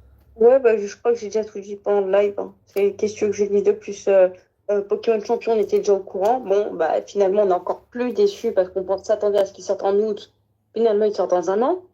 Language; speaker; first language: French; native; French